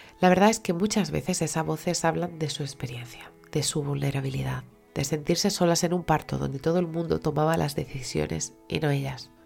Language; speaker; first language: Spanish; native; Spanish